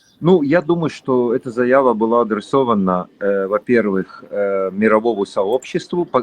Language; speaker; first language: Russian; native; Russian